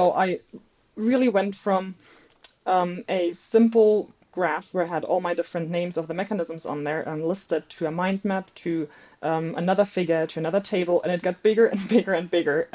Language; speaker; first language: English; non-native, fluent; German